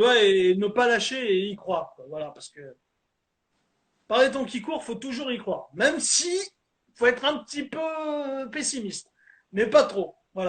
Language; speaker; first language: French; native; French